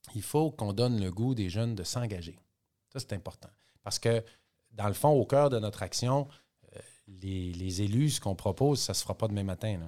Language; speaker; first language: French; native; French